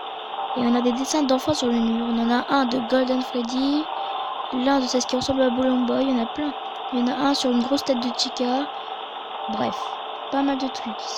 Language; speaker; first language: French; native; French